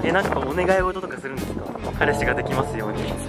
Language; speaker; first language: Japanese; native; Japanese